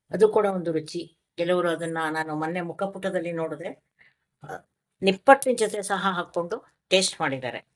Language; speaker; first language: Kannada; native; Kannada